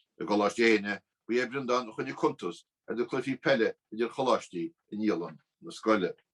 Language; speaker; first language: Irish; native; Irish